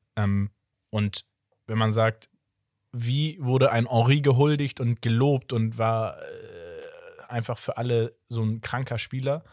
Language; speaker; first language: German; early bilingual, other home language; Portuguese